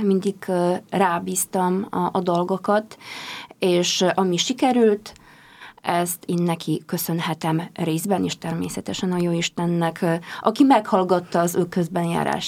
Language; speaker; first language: Hungarian; non-native, fluent; Polish